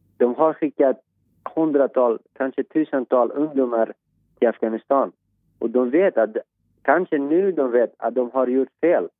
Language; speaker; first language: Swedish; non-native, fluent; Persian